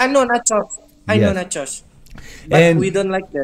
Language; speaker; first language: English; non-native, learner; Indonesian